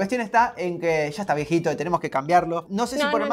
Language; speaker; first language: Spanish; native; Spanish